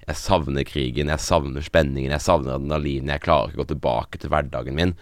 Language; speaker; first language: Norwegian; native; Norwegian